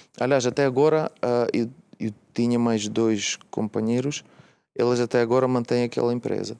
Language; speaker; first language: Portuguese; non-native, fluent; Russian